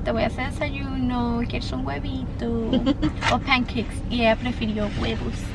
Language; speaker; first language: Spanish; early bilingual, other home language; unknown